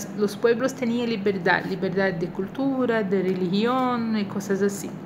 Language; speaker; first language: Spanish; non-native, fluent; Portuguese